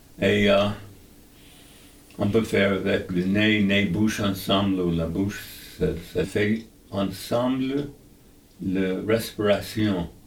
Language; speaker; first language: French; non-native, fluent; English